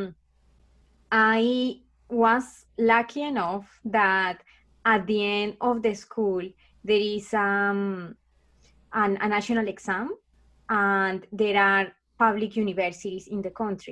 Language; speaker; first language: English; non-native, fluent; Spanish